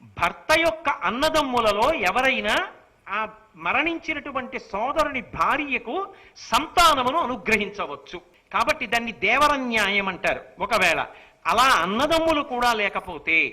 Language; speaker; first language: Telugu; native; Telugu